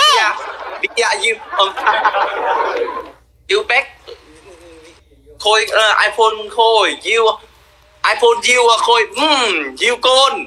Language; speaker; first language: English; non-native, learner; Vietnamese